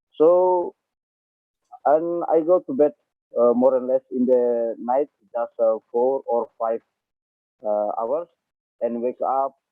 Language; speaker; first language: English; non-native, learner; Indonesian